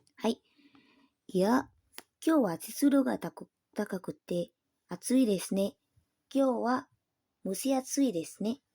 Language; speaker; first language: Japanese; non-native, learner; Indonesian